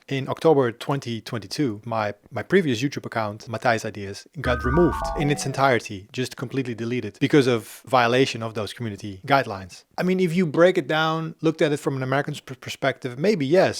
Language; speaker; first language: English; non-native, fluent; Dutch